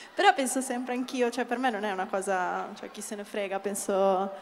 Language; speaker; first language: Italian; native; Italian